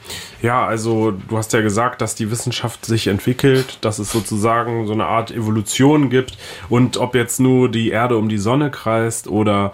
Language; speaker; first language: German; native; German